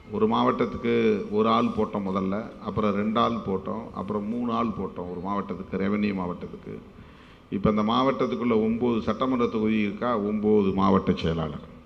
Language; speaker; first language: Tamil; native; Tamil